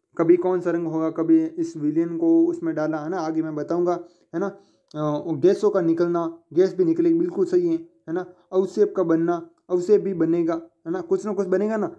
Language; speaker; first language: Hindi; native; Hindi